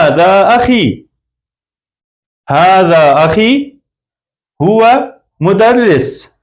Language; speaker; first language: Arabic; non-native, fluent; Persian